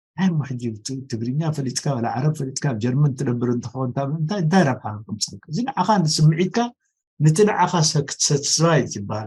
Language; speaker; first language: Tigrinya; non-native, local second language; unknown